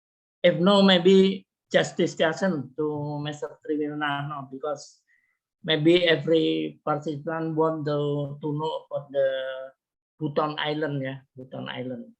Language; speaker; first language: English; non-native, learner; Indonesian